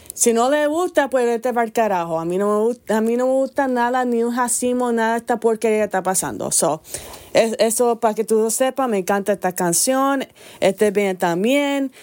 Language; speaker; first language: Spanish; native; Spanish